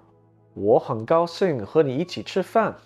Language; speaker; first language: Chinese; non-native, learner; English